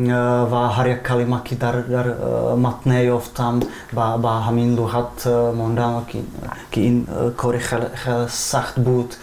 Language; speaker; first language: Persian; non-native, fluent; Czech